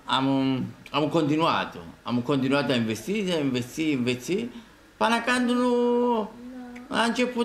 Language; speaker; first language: Romanian; non-native, learner; Italian